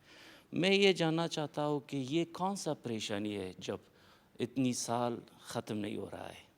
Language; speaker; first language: Hindi; non-native, fluent; Persian